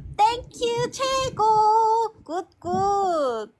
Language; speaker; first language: English; non-native, learner; Korean